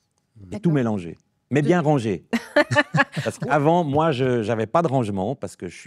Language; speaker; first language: French; native; French